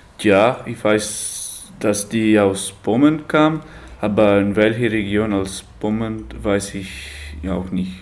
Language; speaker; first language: German; early bilingual, heritage; German